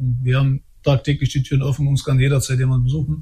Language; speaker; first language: German; early bilingual, other home language; Albanian